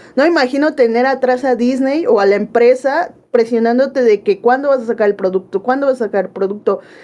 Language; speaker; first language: Spanish; native; Spanish